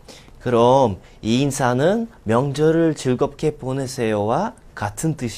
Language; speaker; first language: Korean; non-native, fluent; Russian